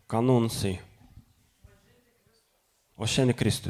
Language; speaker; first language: Norwegian; non-native, fluent; Lithuanian